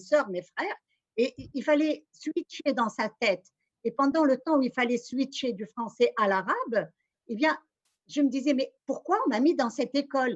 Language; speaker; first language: French; non-native, local second language; Arabic